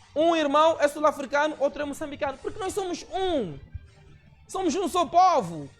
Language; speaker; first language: Portuguese; non-native, local second language; Tsonga